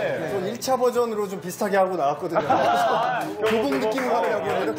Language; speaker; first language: Korean; native; Korean